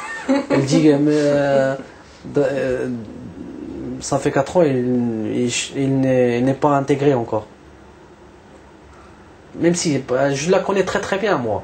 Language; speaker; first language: French; non-native, local second language; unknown